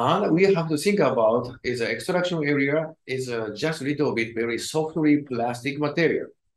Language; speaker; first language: English; non-native, learner; Japanese